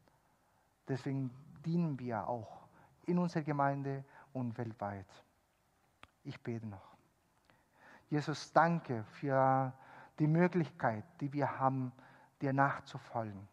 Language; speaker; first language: German; non-native, fluent; Spanish